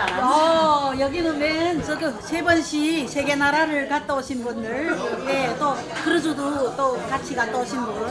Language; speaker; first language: Korean; early bilingual, heritage; Korean